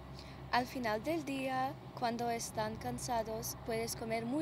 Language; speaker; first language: Spanish; non-native, learner; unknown